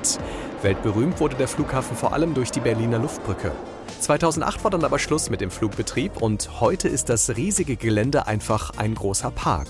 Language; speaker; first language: German; native; German